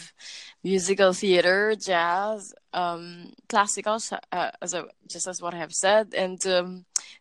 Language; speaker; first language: English; non-native, local second language; Filipino